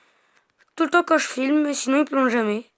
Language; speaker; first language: French; native; French